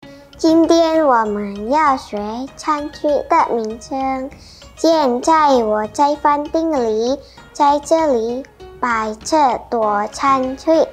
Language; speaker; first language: Chinese; non-native, learner; Indonesian